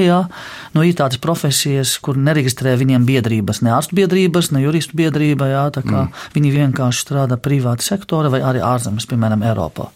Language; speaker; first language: Latvian; non-native, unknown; Arabic